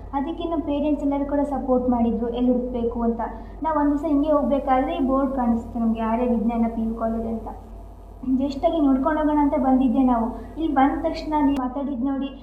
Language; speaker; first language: Kannada; native; Kannada